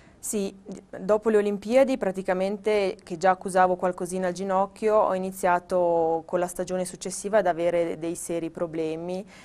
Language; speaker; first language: Italian; native; Italian